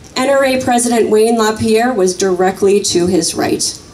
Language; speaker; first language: English; native; English